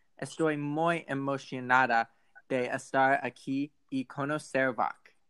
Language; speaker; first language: Spanish; non-native, learner; English